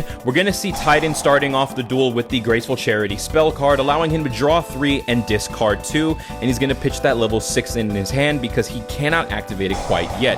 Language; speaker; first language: English; native; English